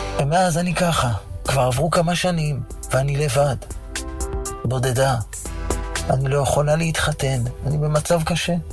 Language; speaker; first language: Hebrew; native; Hebrew